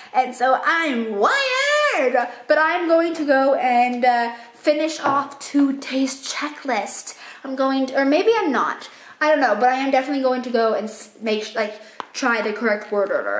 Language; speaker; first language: English; native; English